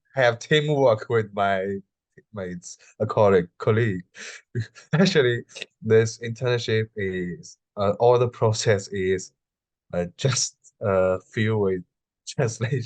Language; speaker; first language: English; non-native, learner; Chinese